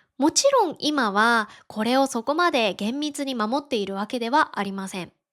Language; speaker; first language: Japanese; native; Japanese